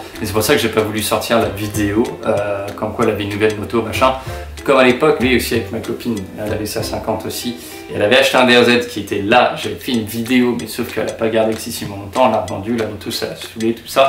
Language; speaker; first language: French; native; French